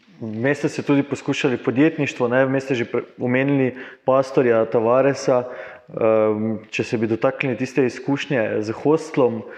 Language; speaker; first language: Slovenian; native; Slovenian